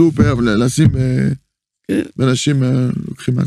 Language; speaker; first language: Hebrew; non-native, fluent; French